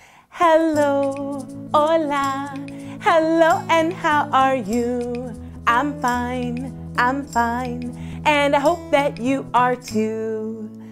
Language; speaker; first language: English; early bilingual, other home language; Spanish